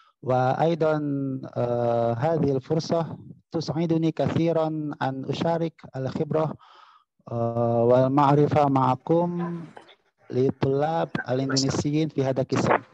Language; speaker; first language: Arabic; non-native, fluent; Indonesian